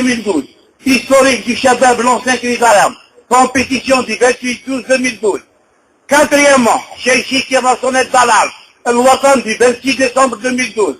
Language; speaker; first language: French; non-native, local second language; Arabic